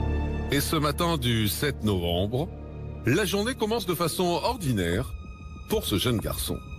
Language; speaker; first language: French; native; French